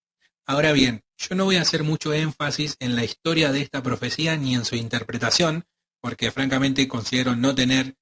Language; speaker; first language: Spanish; native; Spanish